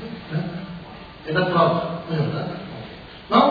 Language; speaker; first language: Russian; non-native, learner; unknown